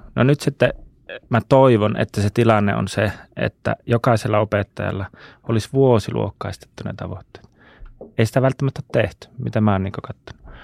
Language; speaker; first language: Finnish; native; Finnish